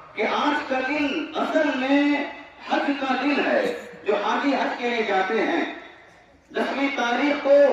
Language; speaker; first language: Urdu; native; Urdu